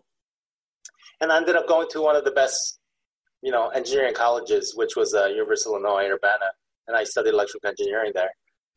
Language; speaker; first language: English; early bilingual, other home language; Korean